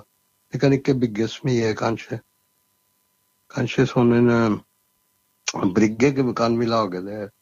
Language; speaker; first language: Norwegian; non-native, learner; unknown